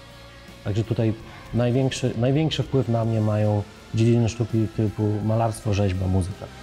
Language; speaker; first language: Polish; native; Polish